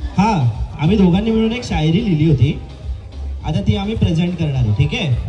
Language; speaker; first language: Marathi; non-native, local second language; Gujarati